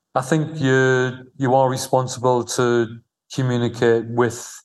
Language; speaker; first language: English; native; English